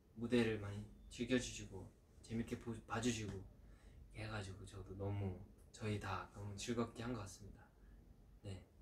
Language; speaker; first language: Korean; early bilingual, heritage; Korean